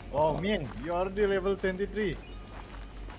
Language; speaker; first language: English; non-native, learner; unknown